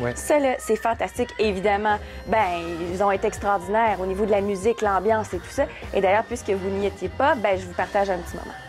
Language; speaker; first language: French; native; French